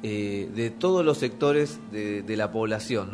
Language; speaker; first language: Spanish; native; Spanish